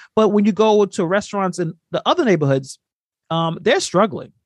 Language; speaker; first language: English; native; English